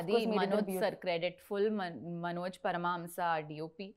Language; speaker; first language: Telugu; non-native, learner; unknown